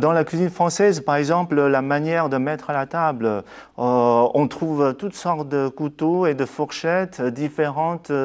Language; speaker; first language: French; non-native, fluent; Chinese